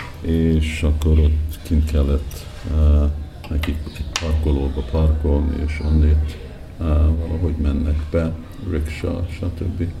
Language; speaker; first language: Hungarian; early bilingual, heritage; Hungarian